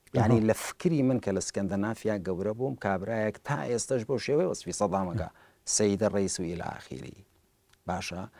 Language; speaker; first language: Central Kurdish; early bilingual, heritage; Central Kurdish